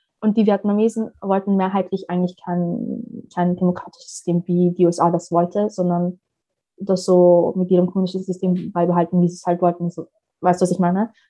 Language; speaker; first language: German; early bilingual, other home language; Somali